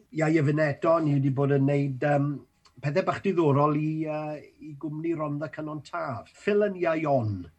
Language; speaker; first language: Welsh; native; Welsh